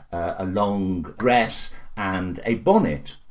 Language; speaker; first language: English; native; English